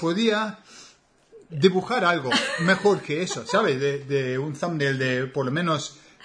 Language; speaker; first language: Spanish; non-native, fluent; English